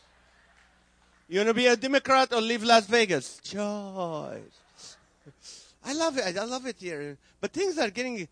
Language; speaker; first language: English; non-native, fluent; Arabic